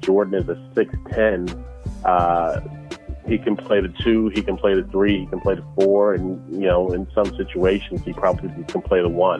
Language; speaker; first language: English; native; English